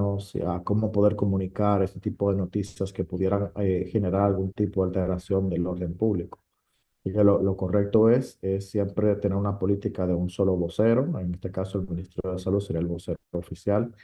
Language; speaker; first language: Spanish; native; Spanish